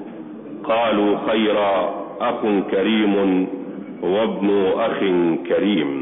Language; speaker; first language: Arabic; native; Arabic